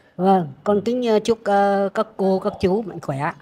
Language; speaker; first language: Vietnamese; native; Vietnamese